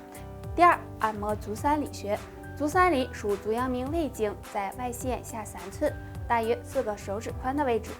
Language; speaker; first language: Chinese; native; Chinese